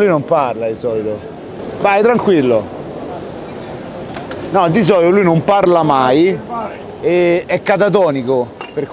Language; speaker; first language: Italian; native; Italian